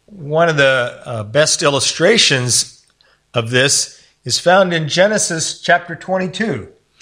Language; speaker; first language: English; native; English